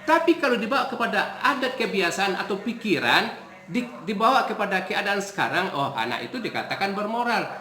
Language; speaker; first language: Indonesian; native; Indonesian